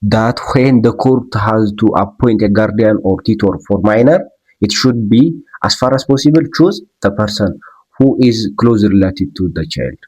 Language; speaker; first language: English; non-native, local second language; Amharic